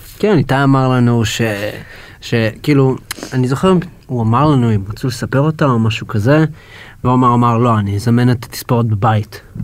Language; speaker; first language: Hebrew; native; Hebrew